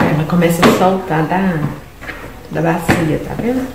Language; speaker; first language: Portuguese; native; Portuguese